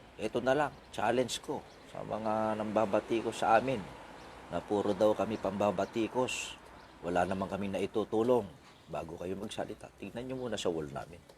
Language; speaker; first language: Filipino; non-native, local second language; Iloko